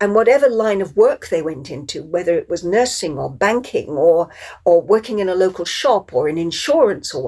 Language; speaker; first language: English; native; English